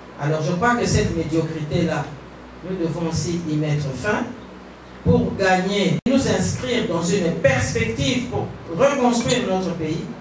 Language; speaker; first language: French; non-native, local second language; Kongo